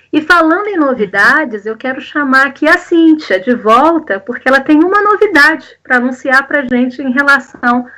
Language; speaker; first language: Portuguese; native; Portuguese